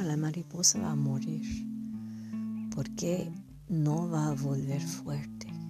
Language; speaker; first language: Spanish; non-native, fluent; English